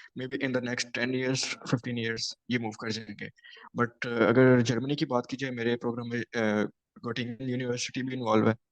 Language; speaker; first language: Urdu; non-native, local second language; Punjabi